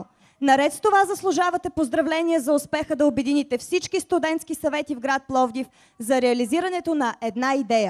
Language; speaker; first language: Bulgarian; native; Bulgarian